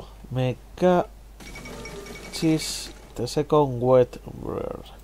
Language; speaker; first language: Spanish; native; Spanish